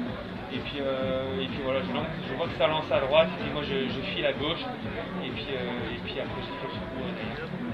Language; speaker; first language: French; native; French